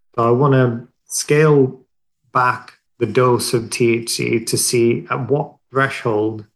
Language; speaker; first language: English; non-native, fluent; Swedish